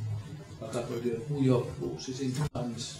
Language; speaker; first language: Turkish; non-native, fluent; Finnish